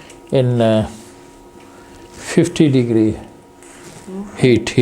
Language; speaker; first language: English; non-native, fluent; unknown